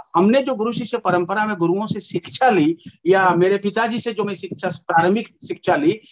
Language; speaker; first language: Hindi; native; Hindi